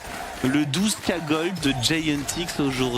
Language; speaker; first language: French; native; French